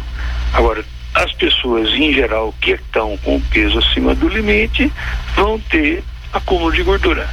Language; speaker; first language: Portuguese; native; Portuguese